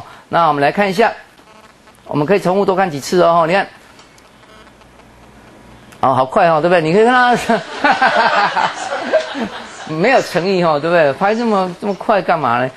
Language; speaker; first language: Chinese; native; Chinese